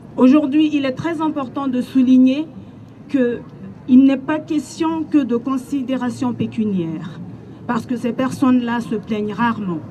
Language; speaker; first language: French; non-native, local second language; Bambara